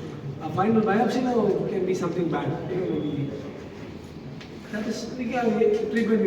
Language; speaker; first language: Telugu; non-native, learner; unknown